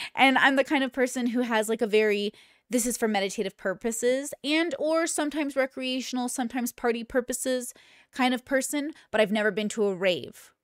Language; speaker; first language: English; native; English